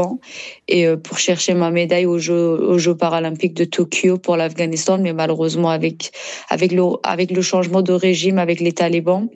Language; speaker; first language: French; non-native, learner; Persian